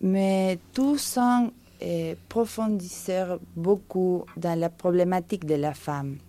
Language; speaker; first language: French; non-native, fluent; Spanish